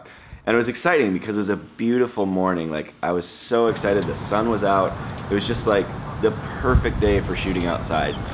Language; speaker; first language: English; native; English